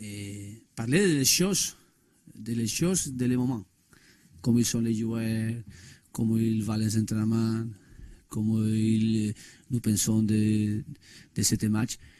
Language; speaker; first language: French; non-native, learner; Spanish